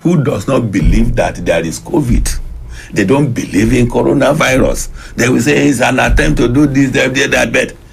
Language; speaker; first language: English; non-native, local second language; Yoruba